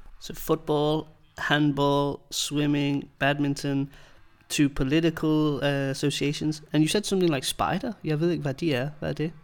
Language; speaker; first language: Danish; non-native, fluent; English